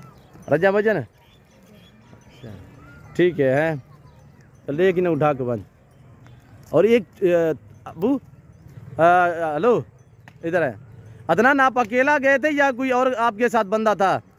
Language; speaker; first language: Hindi; non-native, local second language; Saraiki